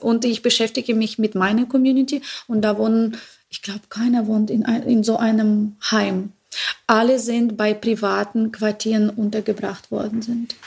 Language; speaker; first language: German; non-native, learner; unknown